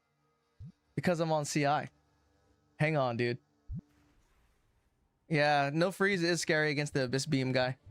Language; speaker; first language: English; native; English